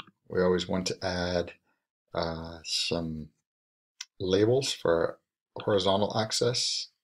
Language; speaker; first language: English; native; English